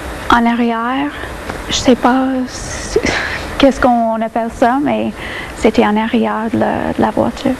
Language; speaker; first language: French; non-native, local second language; English